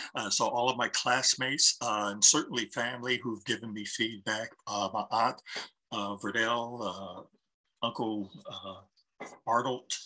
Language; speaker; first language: English; native; English